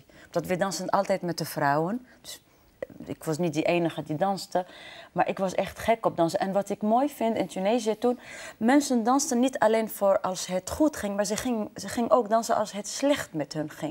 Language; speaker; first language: Dutch; non-native, fluent; Arabic